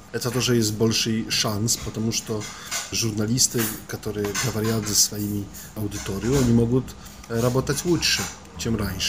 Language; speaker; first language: Russian; non-native, learner; Polish